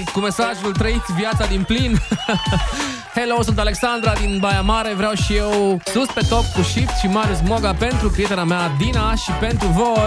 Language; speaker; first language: Romanian; native; Romanian